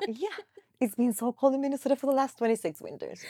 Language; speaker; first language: English; non-native, fluent; Spanish